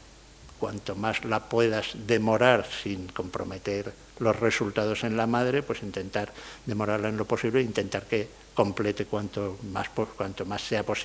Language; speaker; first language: Spanish; native; Spanish